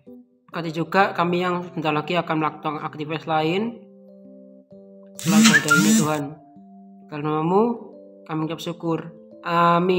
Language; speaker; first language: Indonesian; native; Indonesian